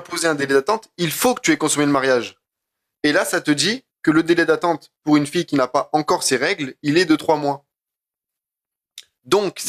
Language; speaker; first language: French; native; French